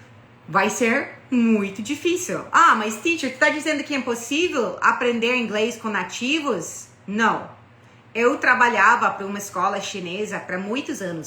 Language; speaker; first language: Portuguese; non-native, fluent; English